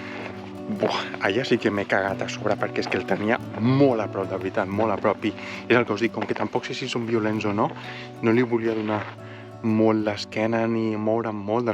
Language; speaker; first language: Catalan; native; Catalan